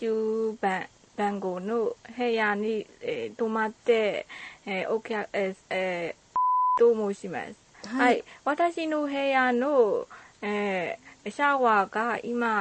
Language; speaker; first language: Japanese; non-native, learner; Burmese